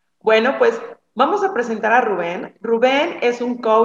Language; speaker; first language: Spanish; native; Spanish